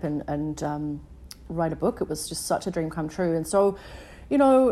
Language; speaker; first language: English; native; English